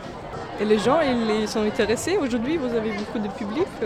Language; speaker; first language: French; non-native, fluent; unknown